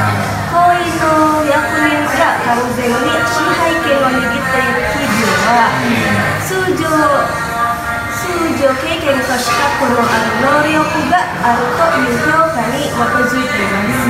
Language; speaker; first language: Japanese; non-native, learner; Indonesian